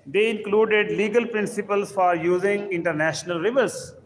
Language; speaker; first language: English; non-native, local second language; Urdu